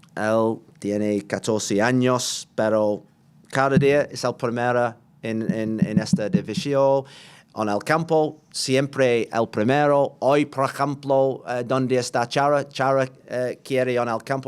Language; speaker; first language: Spanish; non-native, learner; English